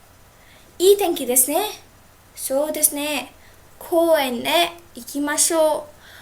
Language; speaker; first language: Japanese; non-native, fluent; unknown